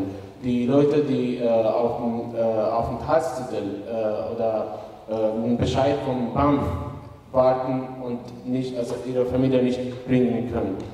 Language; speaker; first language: German; non-native, fluent; Arabic